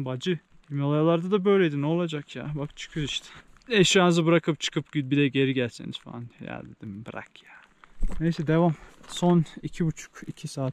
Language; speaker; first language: Turkish; native; Turkish